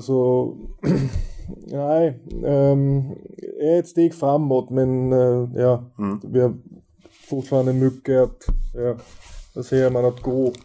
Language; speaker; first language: Swedish; non-native, fluent; German